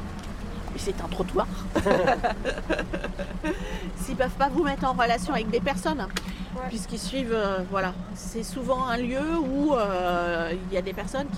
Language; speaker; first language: French; native; French